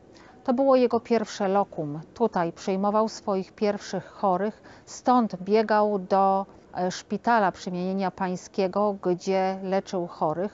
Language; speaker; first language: Polish; native; Polish